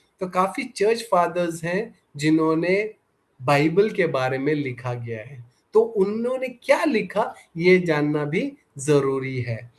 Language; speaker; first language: Hindi; non-native, local second language; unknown